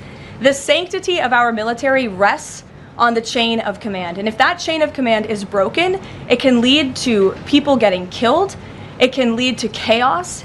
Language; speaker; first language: English; native; English